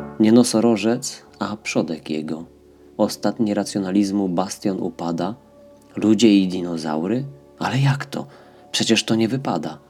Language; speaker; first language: Polish; native; Polish